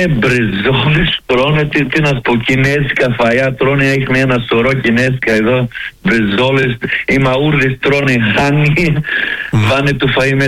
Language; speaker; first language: Greek; early bilingual, heritage; Greek